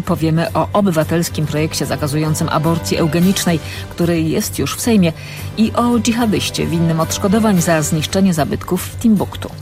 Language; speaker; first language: Polish; native; Polish